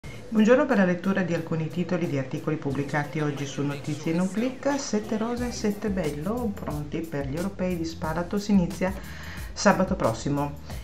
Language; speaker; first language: Italian; native; Italian